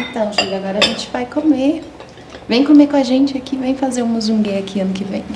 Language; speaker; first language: Portuguese; native; Portuguese